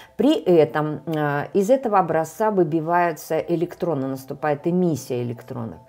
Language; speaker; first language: Russian; native; Russian